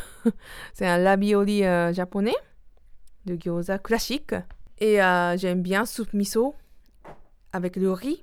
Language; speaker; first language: French; non-native, learner; Japanese